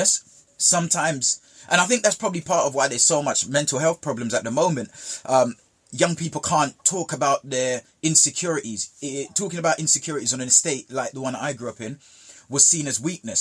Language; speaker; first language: English; early bilingual, other home language; Jamaican Creole English